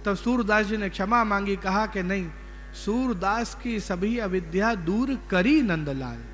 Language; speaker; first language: Hindi; non-native, local second language; Gujarati